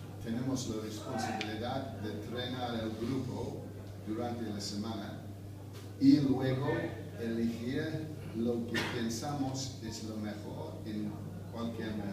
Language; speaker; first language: Spanish; non-native, fluent; English